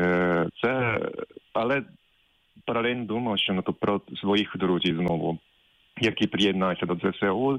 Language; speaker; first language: Ukrainian; non-native, fluent; Japanese